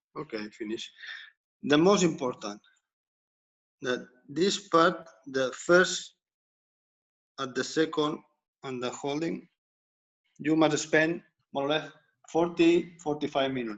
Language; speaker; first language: English; non-native, learner; Spanish